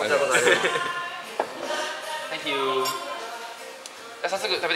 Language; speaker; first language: Japanese; native; Japanese